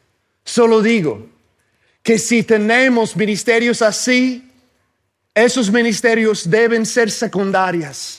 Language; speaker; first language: Spanish; non-native, fluent; English